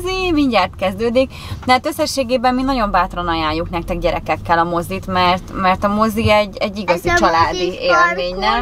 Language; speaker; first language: Hungarian; native; Hungarian